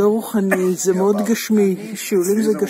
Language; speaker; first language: Hebrew; native; Hebrew